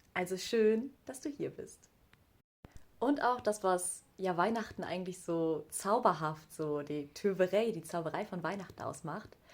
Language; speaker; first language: German; native; German